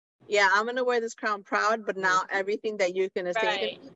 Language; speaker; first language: English; native; English